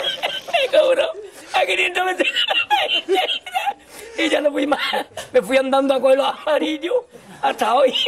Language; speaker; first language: Spanish; native; Spanish